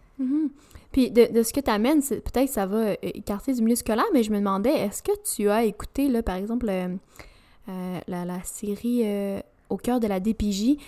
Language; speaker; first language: French; native; French